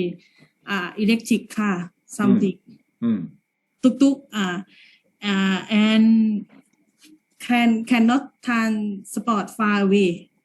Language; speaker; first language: English; non-native, learner; Lao